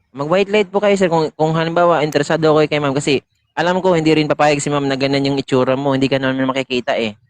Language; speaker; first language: Filipino; non-native, local second language; Cebuano